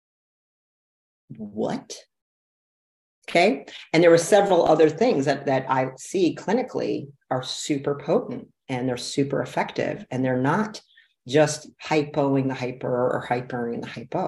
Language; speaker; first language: English; native; English